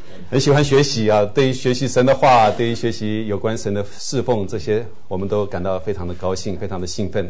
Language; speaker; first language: Chinese; native; Chinese